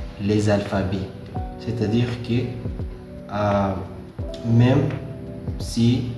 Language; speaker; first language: French; non-native, learner; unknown